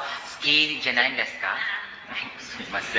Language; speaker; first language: Japanese; non-native, learner; Cebuano